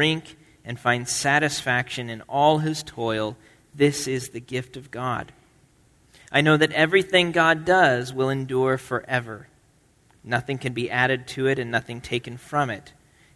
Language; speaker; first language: English; native; English